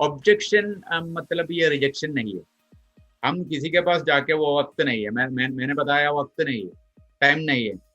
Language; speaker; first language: Hindi; non-native, local second language; Malayalam